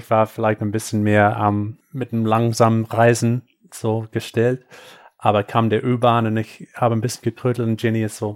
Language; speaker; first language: German; non-native, fluent; English